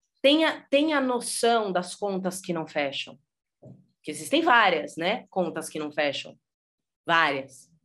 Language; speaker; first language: Portuguese; early bilingual, heritage; Portuguese